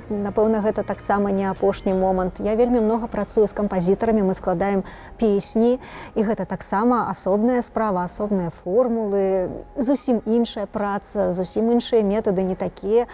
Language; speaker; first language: Belarusian; native; Belarusian